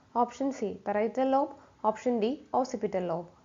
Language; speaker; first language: English; non-native, local second language; Malayalam